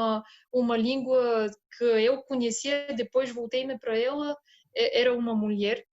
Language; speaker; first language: Portuguese; non-native, fluent; Bulgarian